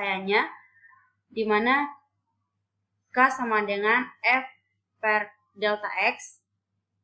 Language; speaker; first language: Indonesian; native; Indonesian